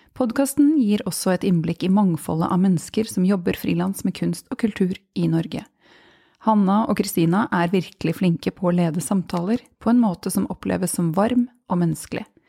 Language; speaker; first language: Norwegian; native; Norwegian